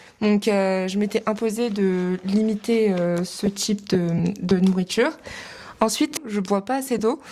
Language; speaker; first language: French; native; French